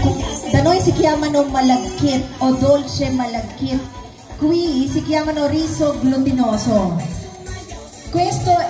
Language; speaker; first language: Italian; non-native, learner; Filipino